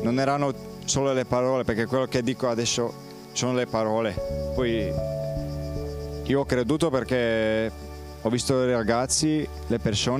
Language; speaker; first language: Italian; non-native, fluent; Polish